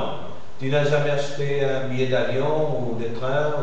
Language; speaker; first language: French; non-native, fluent; Spanish